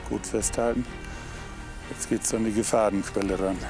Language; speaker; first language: German; native; German